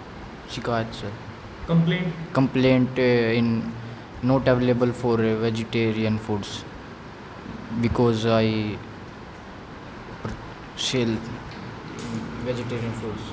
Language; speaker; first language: English; non-native, learner; Haryanvi